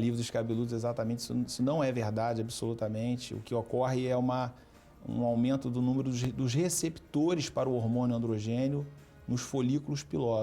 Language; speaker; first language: Portuguese; native; Portuguese